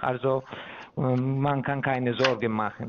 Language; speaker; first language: German; non-native, fluent; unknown